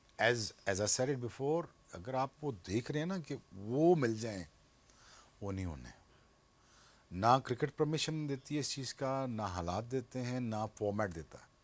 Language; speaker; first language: Urdu; non-native, local second language; Punjabi